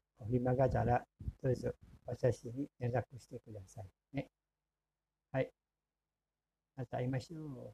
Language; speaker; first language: Japanese; non-native, fluent; Indonesian